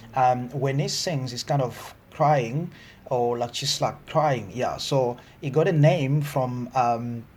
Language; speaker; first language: English; non-native, fluent; Lingala